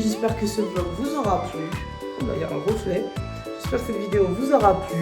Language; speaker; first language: French; native; French